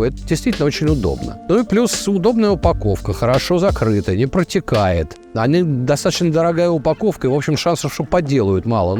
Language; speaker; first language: Russian; native; Russian